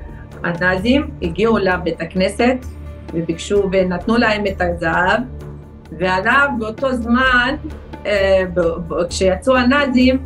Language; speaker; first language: Hebrew; non-native, fluent; Arabic